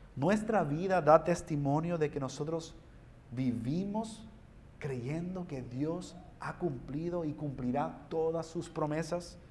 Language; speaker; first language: Spanish; early bilingual, heritage; Spanish